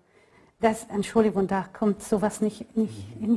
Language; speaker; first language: German; non-native, fluent; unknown